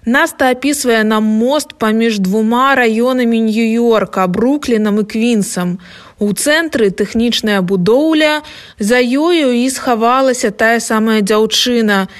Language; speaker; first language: Belarusian; native; Belarusian